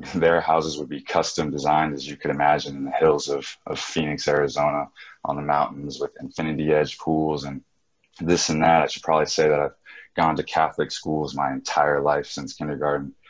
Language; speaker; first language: English; native; English